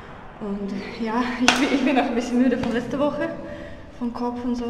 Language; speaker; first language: German; non-native, learner; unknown